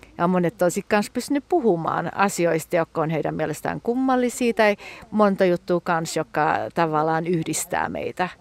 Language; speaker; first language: Finnish; early bilingual, heritage; Finnish